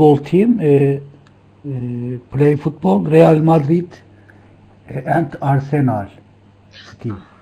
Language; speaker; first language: English; non-native, learner; Turkish